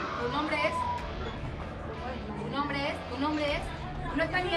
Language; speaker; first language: Spanish; native; Spanish